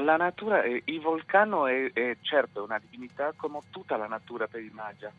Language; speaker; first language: Italian; non-native, fluent; Spanish